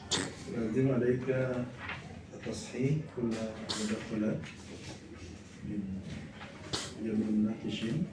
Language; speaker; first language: Arabic; non-native, fluent; Indonesian